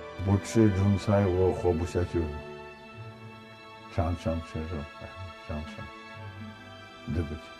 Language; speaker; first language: Chinese; non-native, fluent; Russian